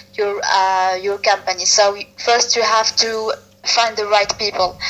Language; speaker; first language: English; non-native, fluent; Arabic